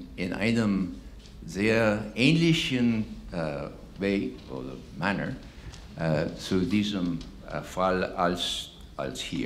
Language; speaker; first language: German; non-native, fluent; English